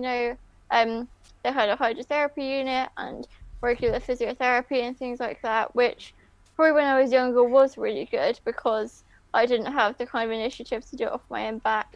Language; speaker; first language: English; native; English